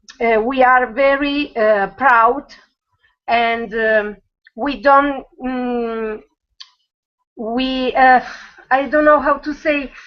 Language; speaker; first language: English; non-native, learner; Italian